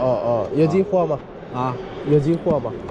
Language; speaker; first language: Chinese; non-native, learner; Bangla